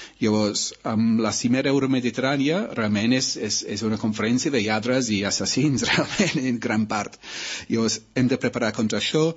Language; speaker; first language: Catalan; non-native, local second language; Spanish